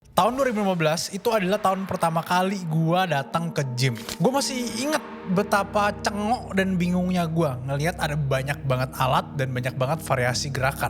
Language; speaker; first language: Indonesian; native; Indonesian